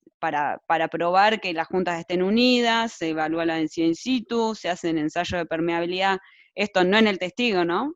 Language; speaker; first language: Spanish; native; Spanish